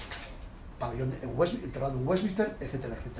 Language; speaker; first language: Spanish; native; Spanish